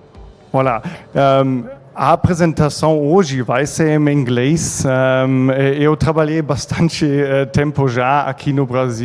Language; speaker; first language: Portuguese; non-native, learner; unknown